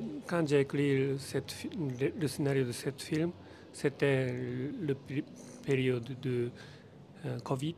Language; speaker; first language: French; non-native, learner; Japanese